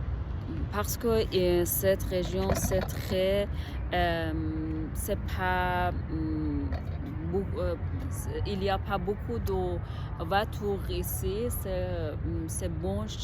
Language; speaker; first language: French; non-native, learner; Persian